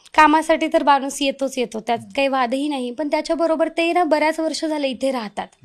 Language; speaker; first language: Marathi; non-native, local second language; Hindi